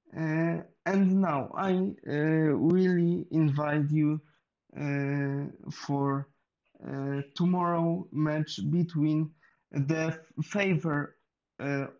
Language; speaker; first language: English; non-native, learner; Polish